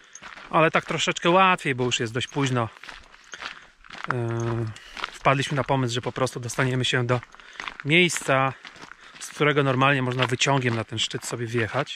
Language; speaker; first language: Polish; native; Polish